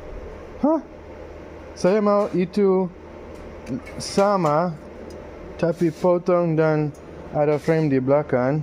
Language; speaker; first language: Indonesian; non-native, learner; English